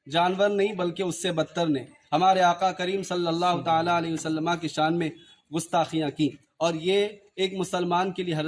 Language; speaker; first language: Urdu; native; Urdu